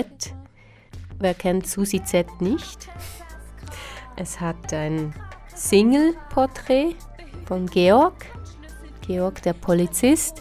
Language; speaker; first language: German; early bilingual, other home language; Slovak